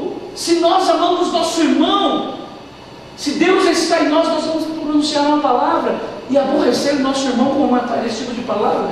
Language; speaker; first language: Portuguese; native; Portuguese